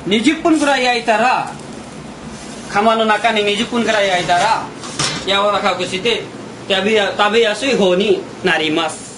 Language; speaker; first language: Japanese; non-native, learner; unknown